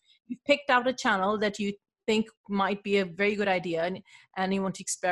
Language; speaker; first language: English; non-native, local second language; Urdu